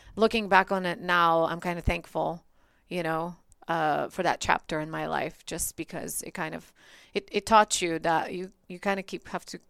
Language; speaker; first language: English; early bilingual, other home language; Bulgarian